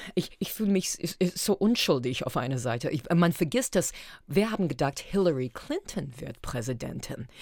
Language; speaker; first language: German; non-native, fluent; English